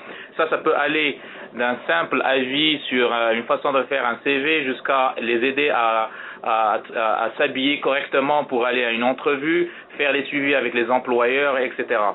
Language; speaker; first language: French; native; French